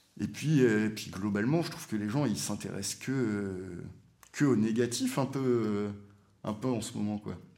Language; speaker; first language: French; native; French